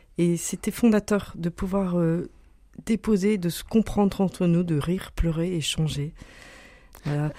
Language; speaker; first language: French; native; French